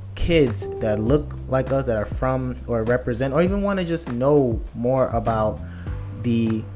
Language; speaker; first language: English; early bilingual, other home language; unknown